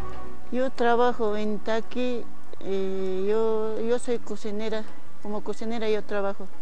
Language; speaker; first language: Spanish; non-native, local second language; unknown